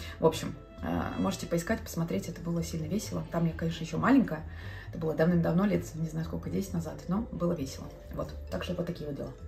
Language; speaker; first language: Russian; non-native, local second language; Latvian